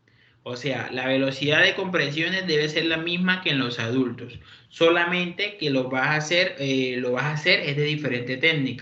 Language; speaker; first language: Spanish; native; Spanish